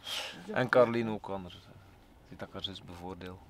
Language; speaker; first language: Dutch; native; Dutch